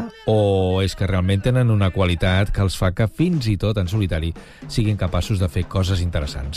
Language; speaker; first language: Catalan; native; Catalan